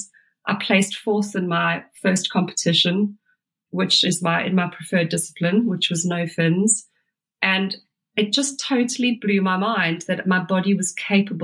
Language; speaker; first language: English; native; English